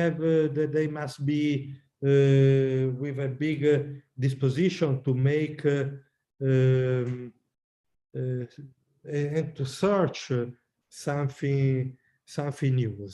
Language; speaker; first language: English; non-native, learner; Italian